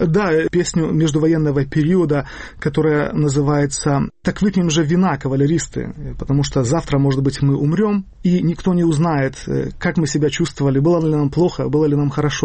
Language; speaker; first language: Russian; native; Russian